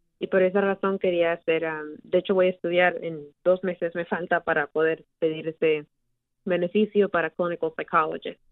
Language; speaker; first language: Spanish; early bilingual, heritage; Spanish